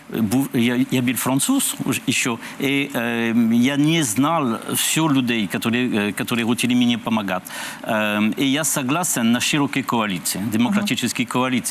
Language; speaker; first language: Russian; non-native, learner; French